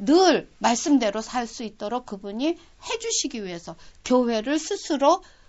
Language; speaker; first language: Korean; native; Korean